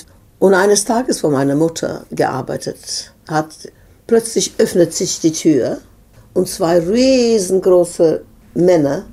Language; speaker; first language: German; non-native, fluent; Serbian